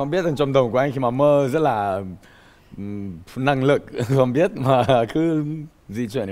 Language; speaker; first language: Vietnamese; non-native, fluent; Romanian